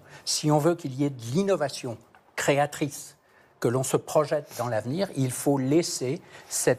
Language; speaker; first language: French; native; French